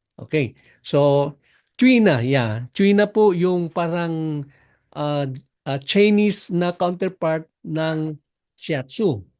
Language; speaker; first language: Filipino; non-native, local second language; Cebuano